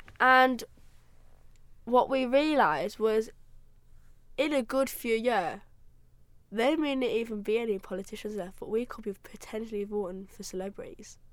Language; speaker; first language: English; native; English